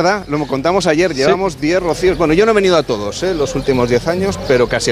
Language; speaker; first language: Spanish; native; Spanish